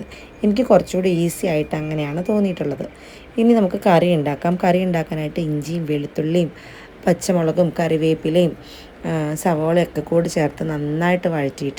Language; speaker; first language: Malayalam; native; Malayalam